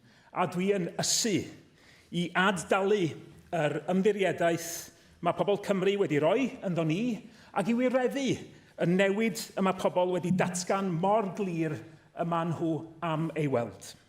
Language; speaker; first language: Welsh; native; Welsh